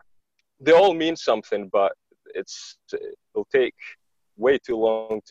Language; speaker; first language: English; non-native, fluent; Greek